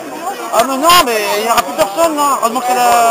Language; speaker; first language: French; native; French